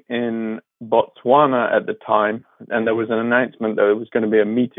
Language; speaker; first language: English; native; English